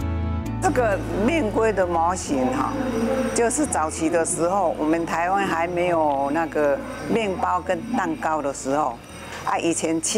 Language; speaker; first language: Chinese; non-native, local second language; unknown